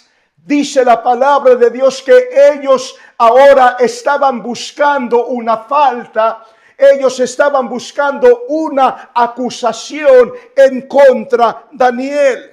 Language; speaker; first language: Spanish; native; Spanish